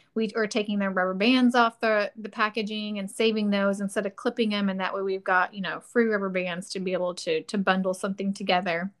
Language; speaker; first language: English; native; English